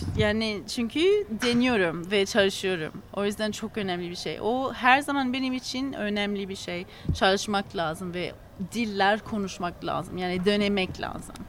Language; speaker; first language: Turkish; non-native, learner; English